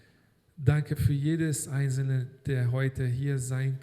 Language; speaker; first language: German; non-native, fluent; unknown